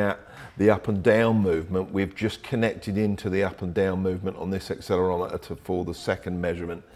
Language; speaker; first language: English; native; English